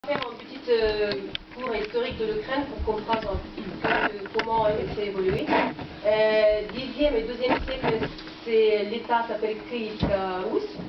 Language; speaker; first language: French; non-native, fluent; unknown